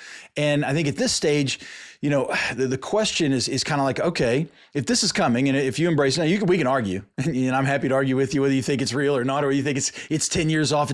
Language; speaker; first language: English; native; English